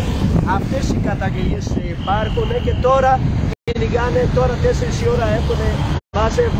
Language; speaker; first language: Greek; non-native, learner; Urdu